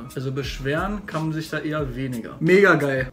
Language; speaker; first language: German; native; German